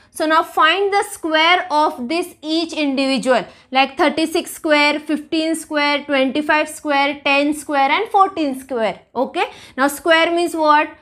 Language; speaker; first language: English; non-native, local second language; Marathi